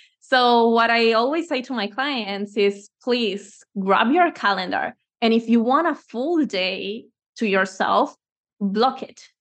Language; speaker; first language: English; non-native, fluent; Spanish